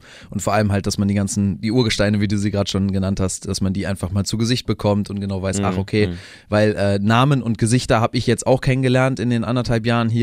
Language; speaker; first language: German; native; German